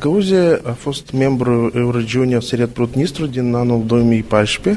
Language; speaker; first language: Romanian; non-native, learner; Gagauz